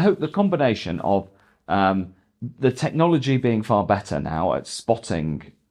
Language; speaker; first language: English; native; English